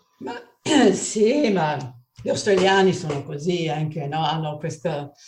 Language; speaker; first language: Italian; non-native, fluent; English